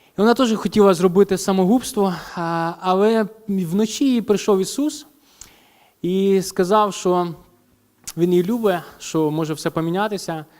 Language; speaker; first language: Ukrainian; non-native, local second language; Russian